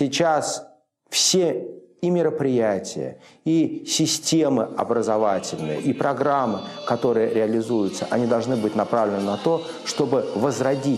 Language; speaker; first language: Russian; native; Russian